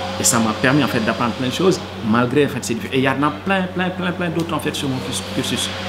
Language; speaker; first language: French; non-native, local second language; Wolof